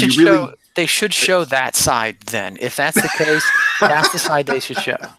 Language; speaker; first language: English; native; English